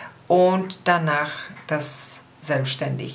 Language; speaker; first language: German; non-native, fluent; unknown